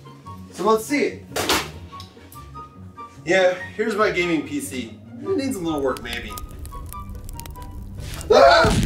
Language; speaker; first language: English; native; English